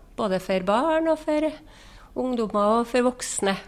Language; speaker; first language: Norwegian; native; Norwegian